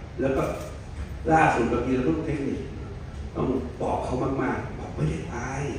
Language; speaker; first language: Thai; native; Thai